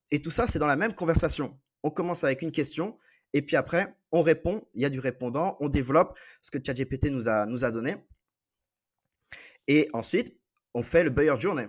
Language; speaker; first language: French; native; French